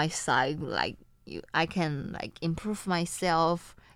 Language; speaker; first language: English; non-native, learner; Chinese